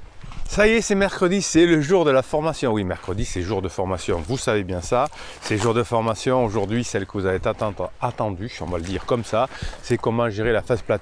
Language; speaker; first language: French; native; French